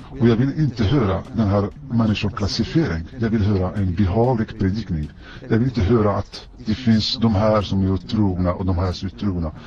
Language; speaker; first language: Swedish; non-native, fluent; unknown